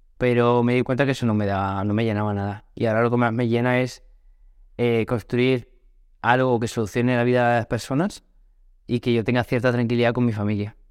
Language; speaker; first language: Spanish; early bilingual, other home language; Portuguese